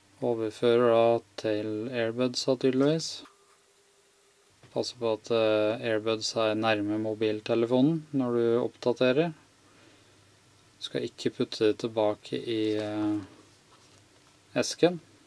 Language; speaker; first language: Norwegian; native; Norwegian